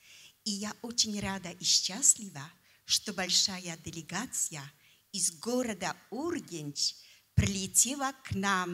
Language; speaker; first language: Russian; non-native, fluent; Polish